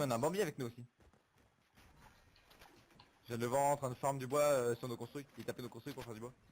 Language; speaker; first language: French; native; French